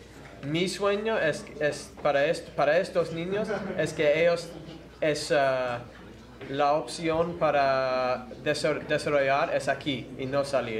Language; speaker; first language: Spanish; non-native, fluent; English